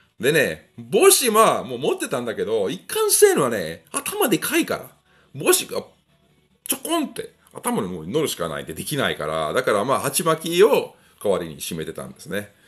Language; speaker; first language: Japanese; non-native, fluent; Italian